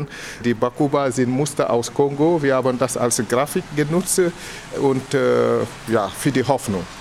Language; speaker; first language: German; non-native, fluent; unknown